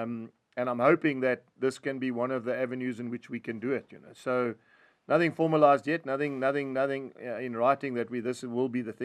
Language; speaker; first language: English; native; English